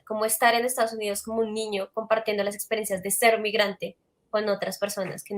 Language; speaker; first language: Spanish; native; Spanish